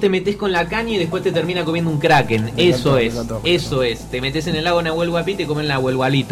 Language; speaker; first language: Spanish; native; Spanish